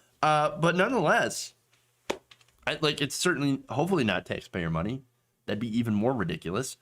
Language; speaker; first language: English; native; English